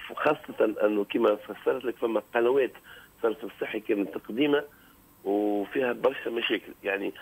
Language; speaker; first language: Arabic; native; Arabic